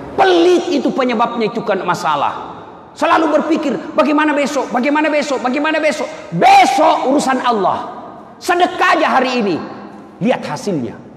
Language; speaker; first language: Indonesian; non-native, local second language; Buginese